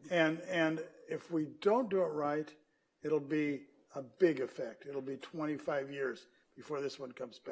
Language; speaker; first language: English; native; English